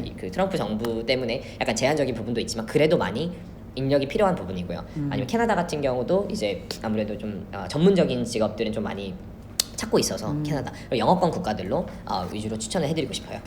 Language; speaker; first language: Korean; early bilingual, heritage; Korean